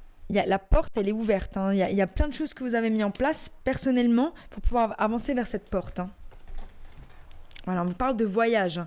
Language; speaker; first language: French; native; French